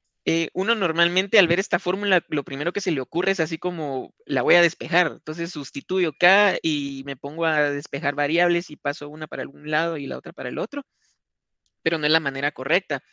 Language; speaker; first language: Spanish; native; Spanish